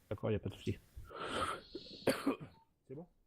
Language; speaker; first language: French; native; French